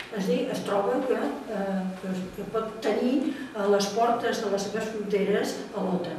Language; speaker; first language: Catalan; native; Catalan